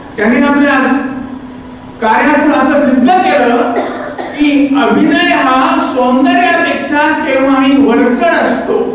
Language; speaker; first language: Marathi; native; Marathi